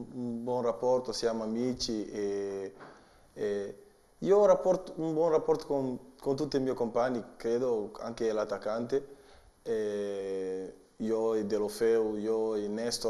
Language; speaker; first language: Italian; non-native, learner; Portuguese